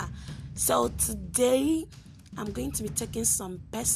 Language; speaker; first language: English; non-native, local second language; Igbo